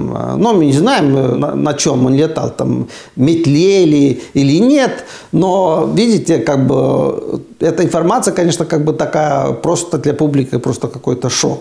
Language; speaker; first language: Russian; non-native, fluent; Estonian